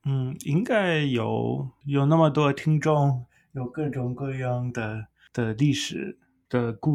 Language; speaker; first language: Chinese; non-native, fluent; English